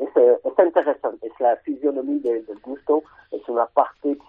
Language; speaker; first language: Spanish; non-native, learner; French